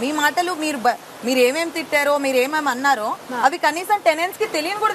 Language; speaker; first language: Telugu; native; Telugu